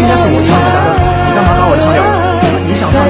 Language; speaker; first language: Chinese; native; Chinese